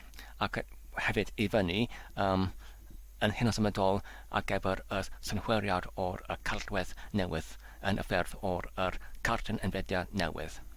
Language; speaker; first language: Welsh; non-native, learner; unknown